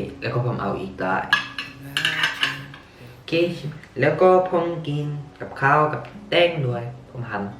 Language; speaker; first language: Thai; early bilingual, heritage; Thai